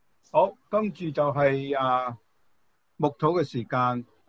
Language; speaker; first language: Cantonese; native; Cantonese